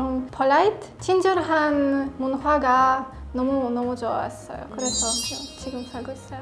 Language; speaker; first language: Korean; non-native, learner; Polish